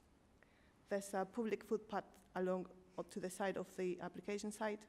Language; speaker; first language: English; native; English